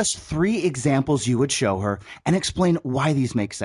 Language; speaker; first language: English; native; English